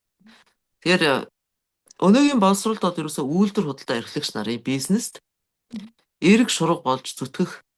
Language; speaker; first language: Mongolian; native; Mongolian